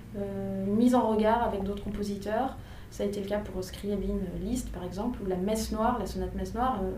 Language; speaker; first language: French; native; French